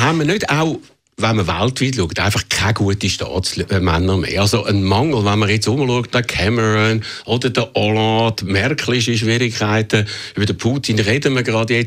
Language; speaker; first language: German; native; German